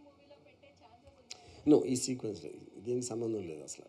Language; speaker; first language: Telugu; native; Telugu